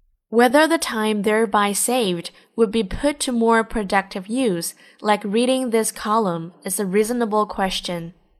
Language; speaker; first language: English; non-native, fluent; Chinese